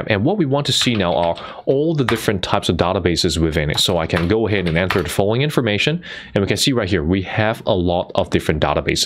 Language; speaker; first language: English; non-native, fluent; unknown